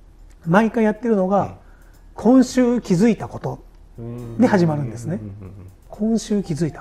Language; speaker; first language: Japanese; native; Japanese